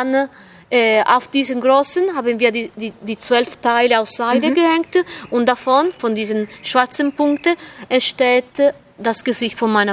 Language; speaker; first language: German; non-native, fluent; Italian